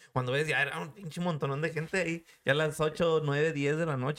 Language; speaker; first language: Spanish; early bilingual, other home language; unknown